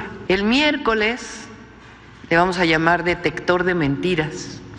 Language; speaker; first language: Spanish; native; Spanish